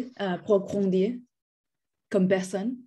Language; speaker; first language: French; non-native, learner; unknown